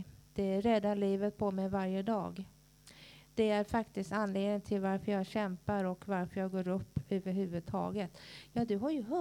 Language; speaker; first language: Swedish; native; Swedish